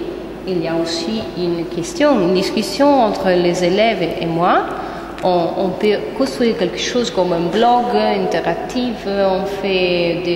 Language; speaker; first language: French; non-native, fluent; Italian